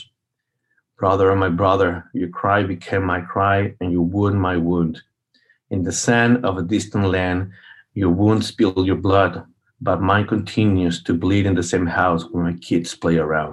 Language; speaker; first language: English; non-native, fluent; Spanish